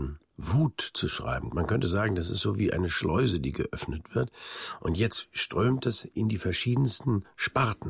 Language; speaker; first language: German; native; German